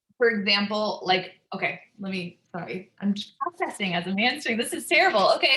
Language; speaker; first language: English; native; English